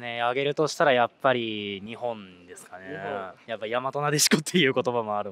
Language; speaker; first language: Japanese; native; Japanese